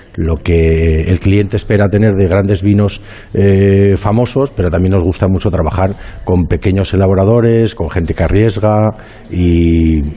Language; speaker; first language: Spanish; native; Spanish